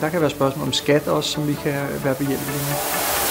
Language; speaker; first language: Danish; native; Danish